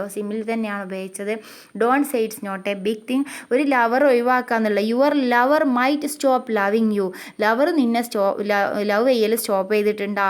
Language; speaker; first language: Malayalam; native; Malayalam